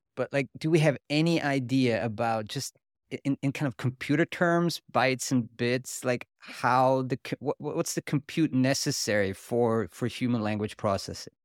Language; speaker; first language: English; non-native, fluent; German